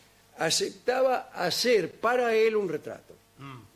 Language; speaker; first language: Spanish; native; Spanish